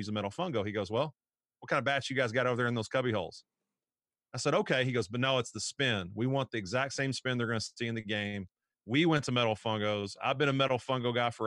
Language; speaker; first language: English; native; English